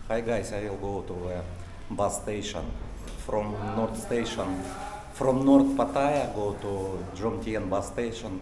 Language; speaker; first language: English; non-native, learner; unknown